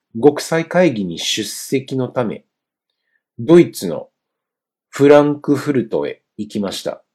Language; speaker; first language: Japanese; non-native, fluent; Chinese